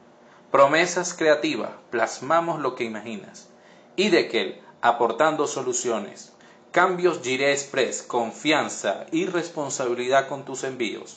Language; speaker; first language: Spanish; native; Spanish